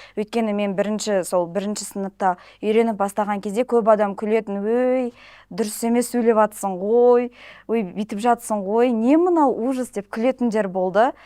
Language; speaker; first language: Kazakh; non-native, local second language; Russian